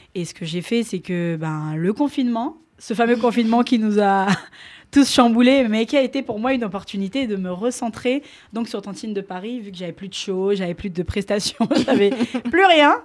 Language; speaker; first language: French; non-native, local second language; Lingala